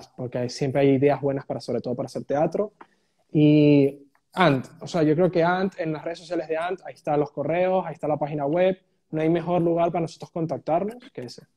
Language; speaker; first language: Spanish; native; Spanish